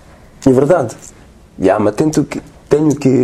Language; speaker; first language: Portuguese; non-native, learner; French